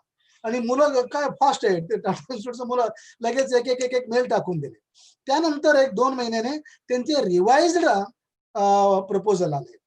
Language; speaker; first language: Marathi; non-native, local second language; Kannada